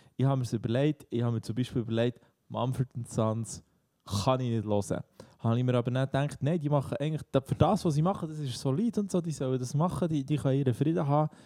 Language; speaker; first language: German; native; German